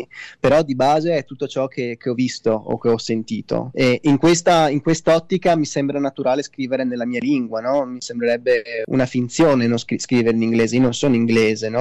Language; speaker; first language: Italian; native; Italian